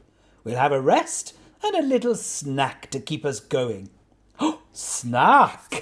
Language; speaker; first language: English; native; English